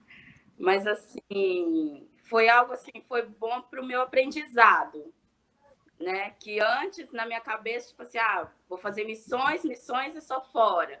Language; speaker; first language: Portuguese; early bilingual, heritage; Portuguese